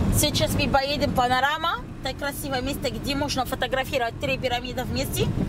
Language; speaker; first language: Russian; non-native, learner; Arabic